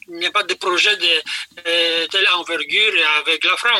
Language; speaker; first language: French; non-native, fluent; Polish